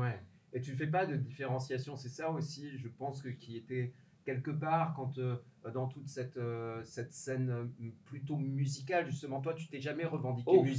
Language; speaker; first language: French; native; French